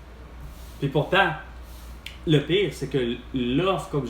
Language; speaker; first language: French; native; French